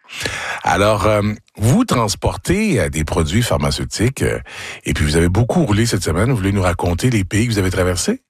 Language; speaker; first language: French; native; French